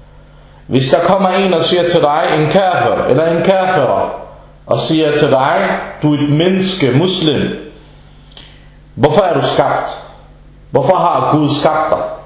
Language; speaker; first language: Danish; non-native, fluent; Arabic